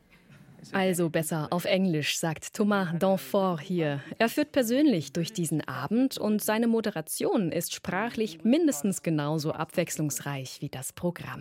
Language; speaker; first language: German; native; German